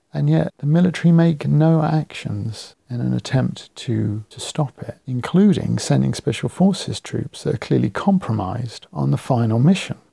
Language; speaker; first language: English; native; English